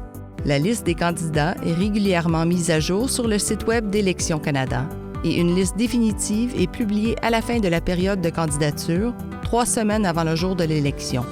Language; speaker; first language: French; native; French